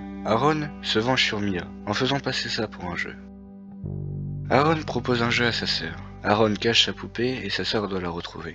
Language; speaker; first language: French; native; French